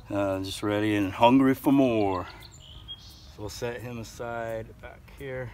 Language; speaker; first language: English; native; English